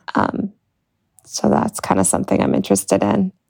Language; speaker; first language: English; native; English